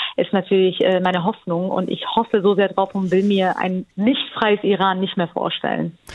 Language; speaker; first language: German; early bilingual, other home language; Persian